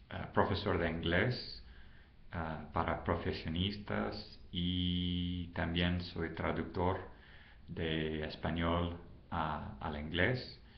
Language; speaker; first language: Spanish; non-native, fluent; English